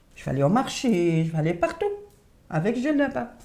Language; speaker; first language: French; non-native, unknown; Arabic